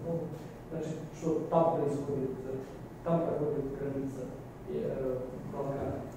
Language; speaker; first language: Russian; non-native, fluent; Bulgarian